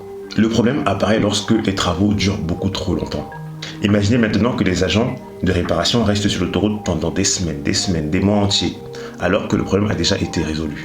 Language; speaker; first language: French; native; French